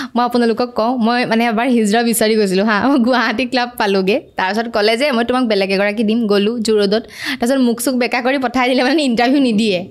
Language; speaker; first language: Assamese; native; Assamese